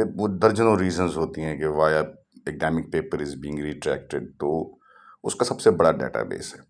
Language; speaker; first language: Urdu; non-native, local second language; Punjabi